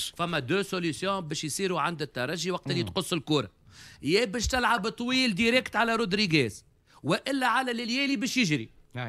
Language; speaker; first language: Arabic; native; Arabic